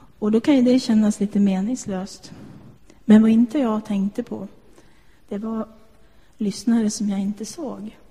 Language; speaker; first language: Swedish; native; Swedish